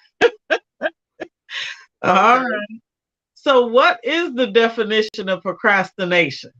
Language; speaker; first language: English; native; English